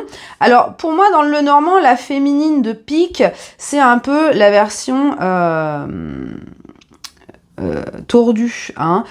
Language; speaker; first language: French; native; French